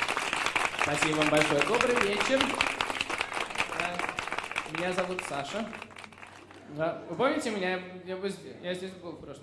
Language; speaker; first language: Russian; early bilingual, heritage; Russian